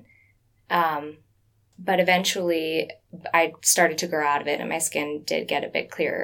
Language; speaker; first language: English; native; English